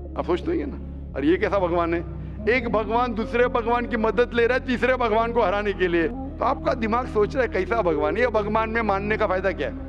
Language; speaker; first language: Hindi; non-native, local second language; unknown